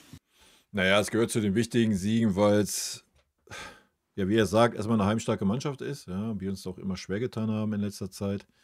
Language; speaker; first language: German; native; German